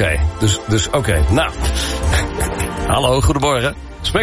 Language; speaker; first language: Dutch; native; Dutch